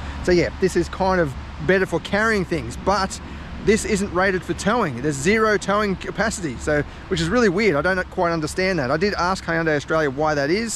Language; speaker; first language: English; native; English